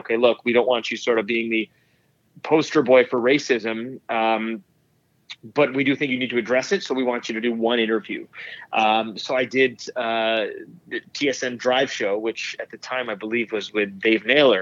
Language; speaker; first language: English; native; English